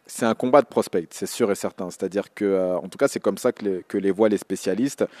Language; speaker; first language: French; native; French